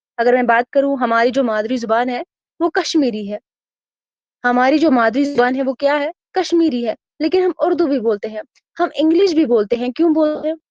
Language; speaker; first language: Urdu; non-native, local second language; Kashmiri